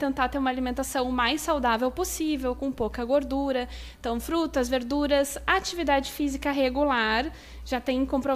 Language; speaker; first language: Portuguese; native; Portuguese